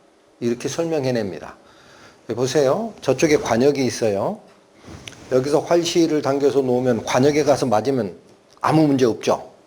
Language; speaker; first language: Korean; native; Korean